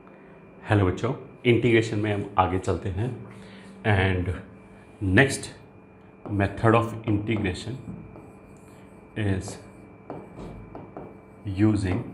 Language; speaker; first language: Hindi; native; Hindi